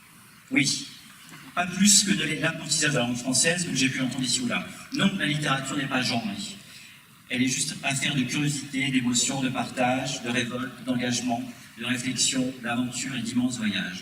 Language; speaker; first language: French; native; French